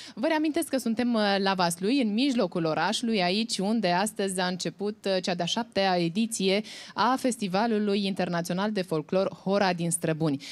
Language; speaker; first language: Romanian; native; Romanian